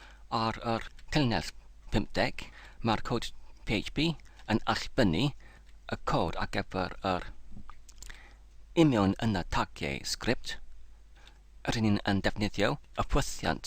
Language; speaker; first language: Welsh; non-native, learner; English